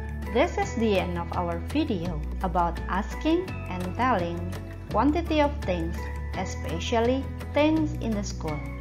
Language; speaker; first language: English; non-native, fluent; Indonesian